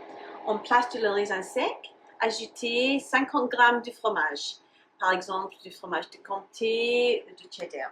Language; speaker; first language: French; non-native, learner; English